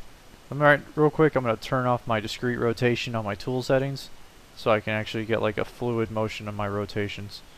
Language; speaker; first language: English; native; English